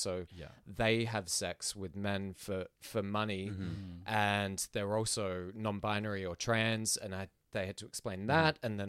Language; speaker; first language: English; non-native, local second language; Filipino